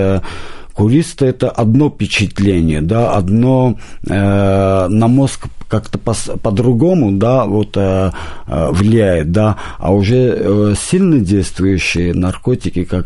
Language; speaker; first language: Russian; non-native, local second language; Armenian